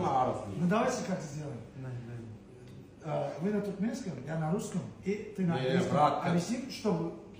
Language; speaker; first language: Russian; non-native, local second language; Turkmen